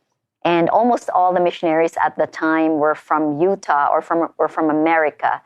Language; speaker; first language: English; non-native, local second language; Filipino